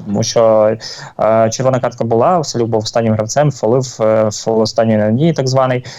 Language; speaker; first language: Ukrainian; native; Ukrainian